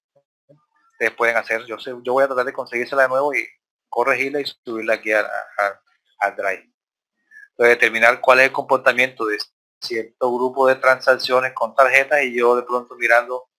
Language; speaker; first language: Spanish; native; Spanish